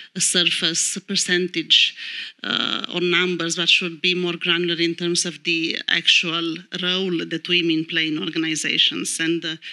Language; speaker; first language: English; non-native, fluent; Romanian